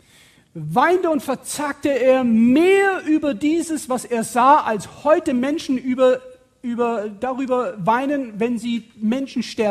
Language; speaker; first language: German; native; German